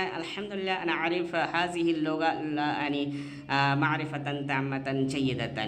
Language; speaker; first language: Arabic; non-native, fluent; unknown